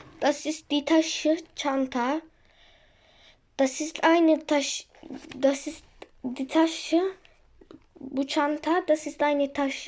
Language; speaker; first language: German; non-native, learner; Turkish